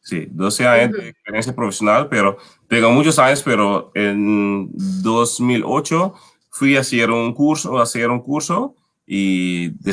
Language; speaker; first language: Spanish; non-native, fluent; Papiamento